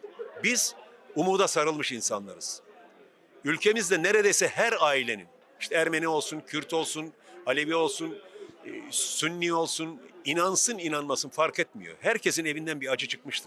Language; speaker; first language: Turkish; native; Turkish